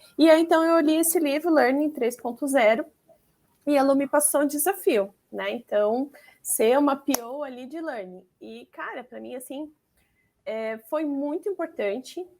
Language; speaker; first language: Portuguese; native; Portuguese